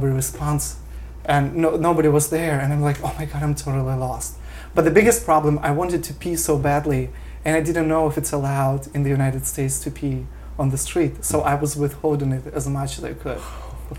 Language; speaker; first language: English; non-native, fluent; Russian